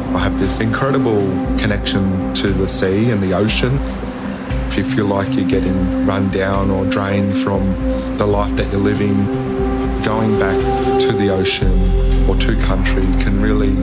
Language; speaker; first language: English; native; English